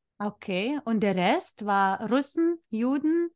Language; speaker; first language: German; non-native, fluent; Lithuanian